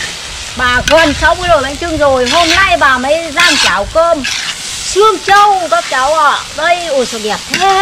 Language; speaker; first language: Vietnamese; native; Vietnamese